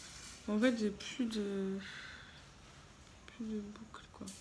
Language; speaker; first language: French; native; French